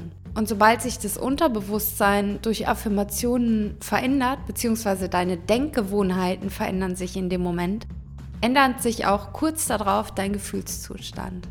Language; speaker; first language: German; native; German